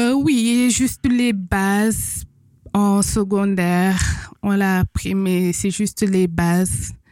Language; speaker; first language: French; non-native, local second language; Wolof